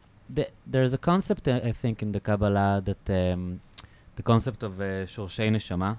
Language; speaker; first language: English; non-native, fluent; Hebrew